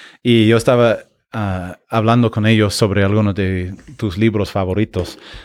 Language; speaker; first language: Spanish; non-native, fluent; English